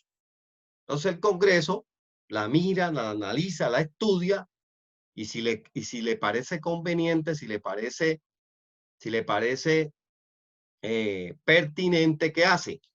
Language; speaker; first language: Spanish; native; Spanish